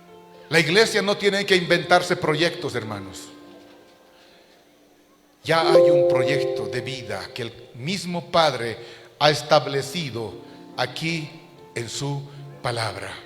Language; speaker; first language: Spanish; native; Spanish